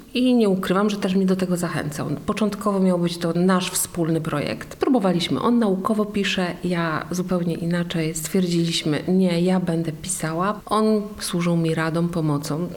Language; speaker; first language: Polish; native; Polish